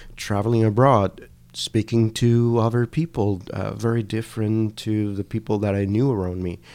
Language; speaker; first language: English; non-native, fluent; Spanish